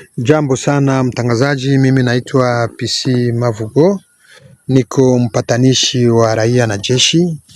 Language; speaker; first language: Swahili; non-native, local second language; Kinyarwanda